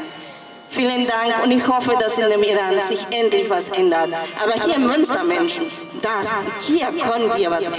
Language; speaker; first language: German; non-native, fluent; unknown